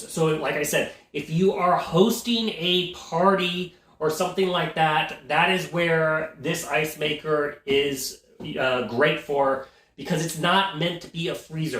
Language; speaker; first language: English; native; English